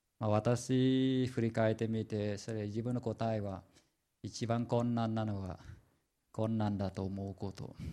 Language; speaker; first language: Japanese; non-native, fluent; Vietnamese